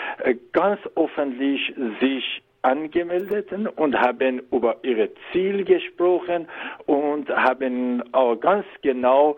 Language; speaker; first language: German; non-native, learner; Persian